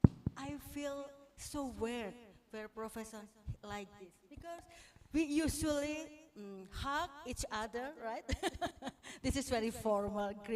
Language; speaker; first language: English; non-native, fluent; Indonesian